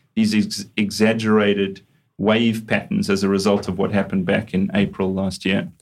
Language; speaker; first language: English; native; English